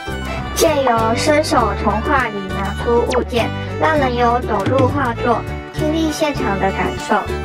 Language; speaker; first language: Chinese; native; Chinese